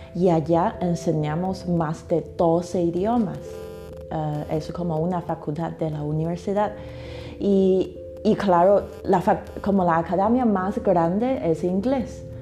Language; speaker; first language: Spanish; non-native, fluent; Chinese